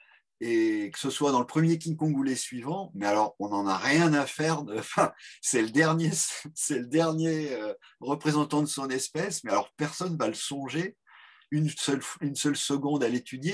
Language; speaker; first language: French; native; French